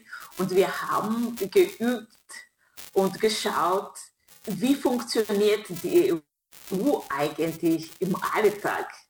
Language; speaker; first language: German; non-native, fluent; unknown